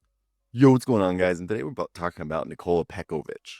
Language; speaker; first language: English; native; English